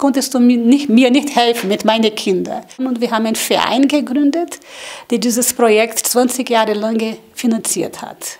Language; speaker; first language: German; non-native, learner; Portuguese